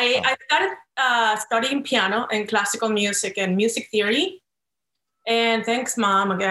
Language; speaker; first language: English; non-native, fluent; Spanish